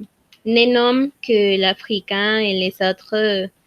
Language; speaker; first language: French; non-native, learner; Spanish